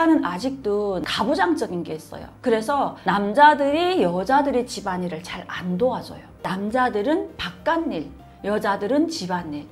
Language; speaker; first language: Korean; native; Korean